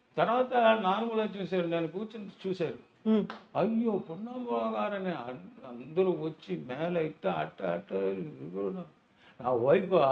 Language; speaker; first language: Telugu; non-native, learner; Tamil